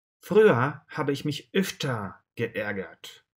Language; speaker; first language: German; non-native, fluent; Russian